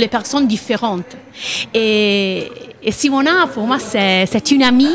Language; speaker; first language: French; non-native, learner; Italian